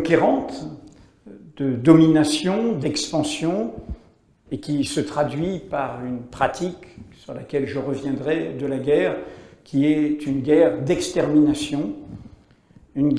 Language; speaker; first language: French; native; French